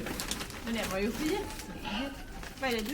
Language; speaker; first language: Swedish; native; Swedish